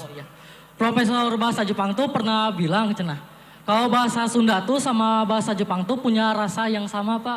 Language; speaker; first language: Indonesian; native; Indonesian